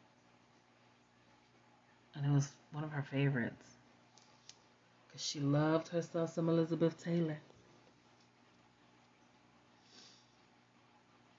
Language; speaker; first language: English; native; English